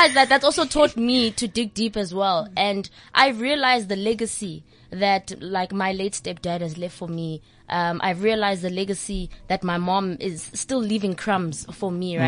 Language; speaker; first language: English; non-native, local second language; Southern Sotho